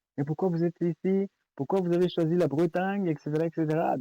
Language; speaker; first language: French; non-native, local second language; Comorian